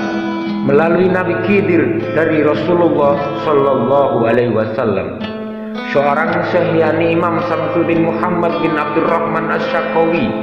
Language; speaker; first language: Indonesian; native; Indonesian